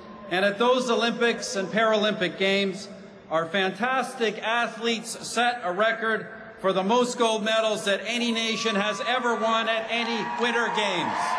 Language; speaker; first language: English; native; English